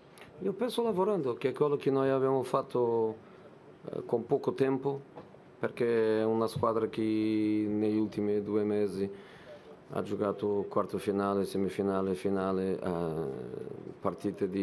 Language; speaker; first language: Italian; non-native, fluent; Portuguese